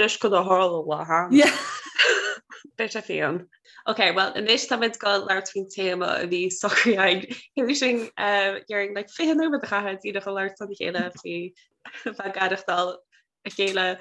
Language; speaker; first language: Irish; non-native, local second language; English